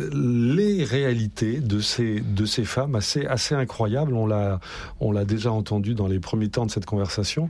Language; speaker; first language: French; native; French